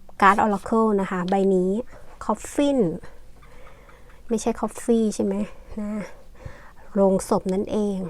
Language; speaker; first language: Thai; native; Thai